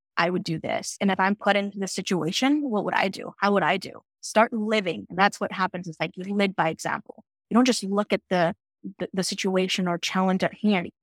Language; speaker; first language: English; non-native, local second language; Gujarati